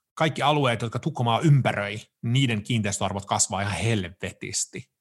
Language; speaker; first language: Finnish; early bilingual, heritage; Finnish